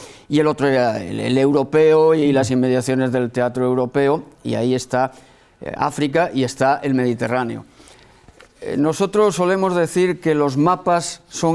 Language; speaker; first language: Spanish; native; Spanish